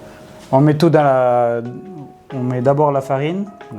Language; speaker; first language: French; native; French